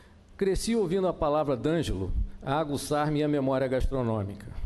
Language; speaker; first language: Portuguese; native; Portuguese